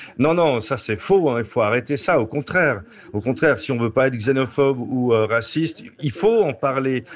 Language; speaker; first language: French; native; French